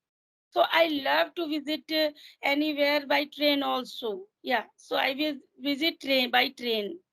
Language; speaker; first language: English; non-native, fluent; Hindi